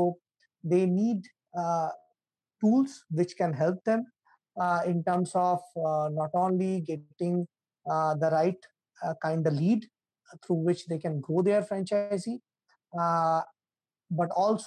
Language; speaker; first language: English; non-native, local second language; Bangla